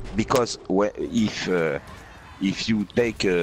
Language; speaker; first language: English; non-native, learner; French